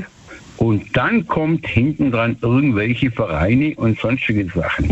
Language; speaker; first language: German; native; German